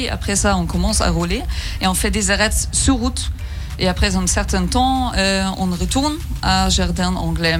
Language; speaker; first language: French; non-native, fluent; German